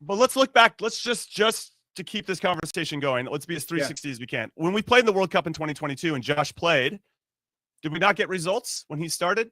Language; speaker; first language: English; native; English